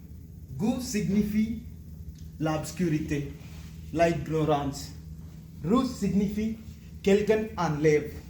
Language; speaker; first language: French; non-native, learner; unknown